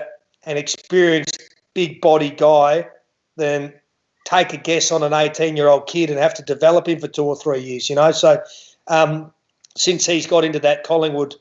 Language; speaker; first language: English; native; English